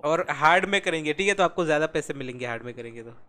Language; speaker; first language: Hindi; non-native, local second language; Gujarati